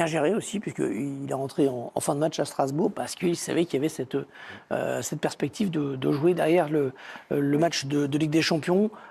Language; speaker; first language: French; native; French